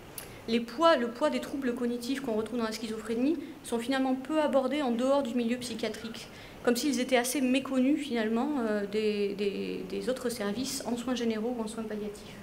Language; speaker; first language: French; native; French